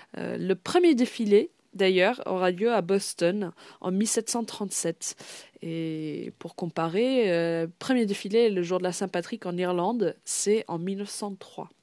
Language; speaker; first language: French; non-native, fluent; English